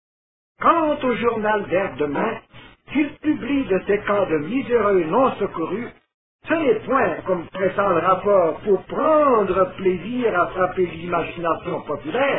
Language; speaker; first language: French; native; French